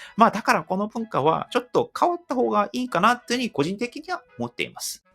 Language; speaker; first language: Japanese; non-native, fluent; Korean